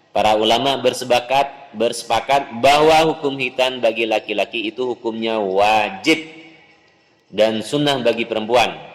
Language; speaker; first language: Indonesian; native; Indonesian